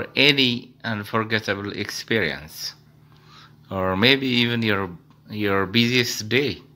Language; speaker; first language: English; non-native, fluent; Amharic